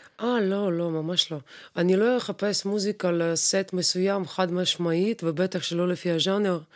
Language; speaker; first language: Hebrew; non-native, fluent; Russian